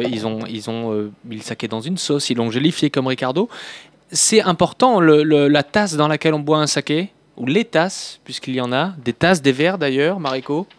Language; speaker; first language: French; native; French